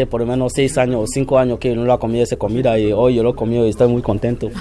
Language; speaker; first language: Spanish; non-native, fluent; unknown